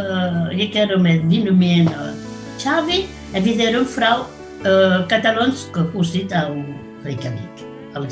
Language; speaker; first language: Swedish; non-native, learner; Catalan